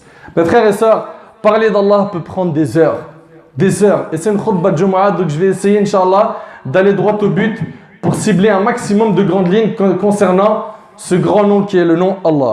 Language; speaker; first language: French; native; French